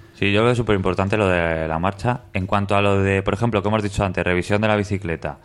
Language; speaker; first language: Spanish; native; Spanish